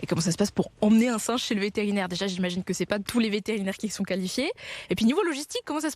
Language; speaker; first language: French; native; French